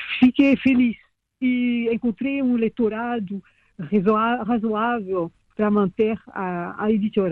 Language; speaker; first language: Portuguese; non-native, fluent; French